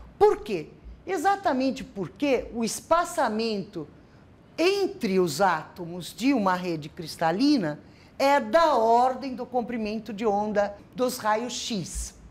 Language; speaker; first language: Portuguese; native; Portuguese